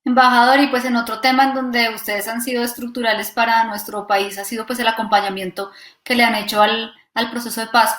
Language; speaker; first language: Spanish; native; Spanish